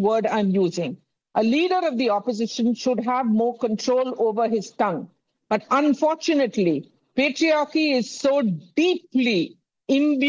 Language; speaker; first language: English; non-native, local second language; Tamil